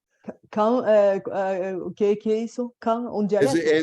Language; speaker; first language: Portuguese; non-native, fluent; Bulgarian